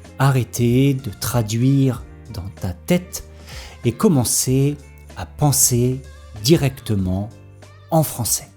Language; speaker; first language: French; native; French